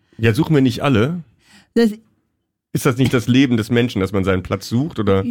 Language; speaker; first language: German; native; German